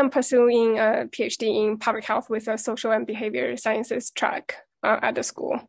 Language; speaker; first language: English; non-native, fluent; Chinese